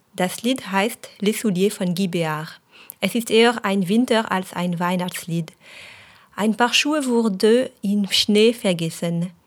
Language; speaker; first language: German; non-native, fluent; French